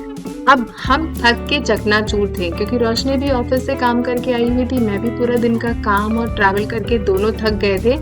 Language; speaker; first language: Hindi; native; Hindi